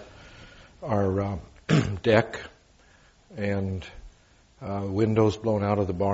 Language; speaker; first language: English; native; English